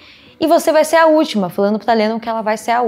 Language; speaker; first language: Portuguese; native; Portuguese